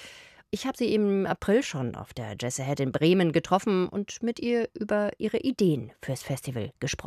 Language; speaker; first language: German; native; German